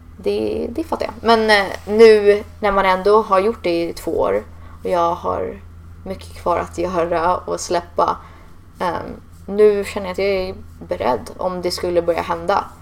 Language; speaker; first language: Swedish; early bilingual, heritage; Swedish